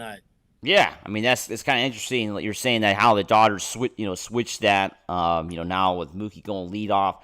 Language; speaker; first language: English; native; English